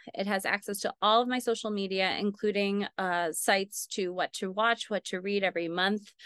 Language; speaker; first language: English; native; English